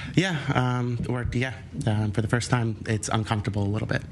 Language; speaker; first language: English; native; English